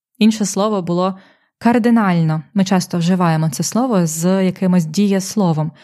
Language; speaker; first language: Ukrainian; native; Ukrainian